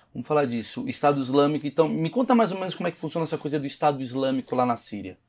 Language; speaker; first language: Portuguese; native; Portuguese